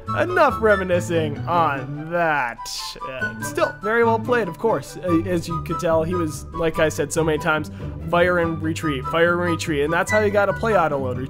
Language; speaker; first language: English; native; English